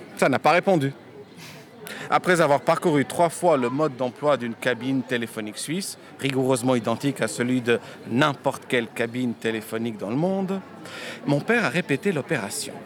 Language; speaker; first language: French; early bilingual, other home language; Romanian